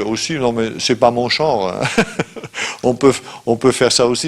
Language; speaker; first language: French; non-native, fluent; German